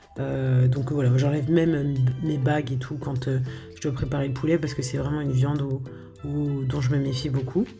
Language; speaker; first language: French; native; French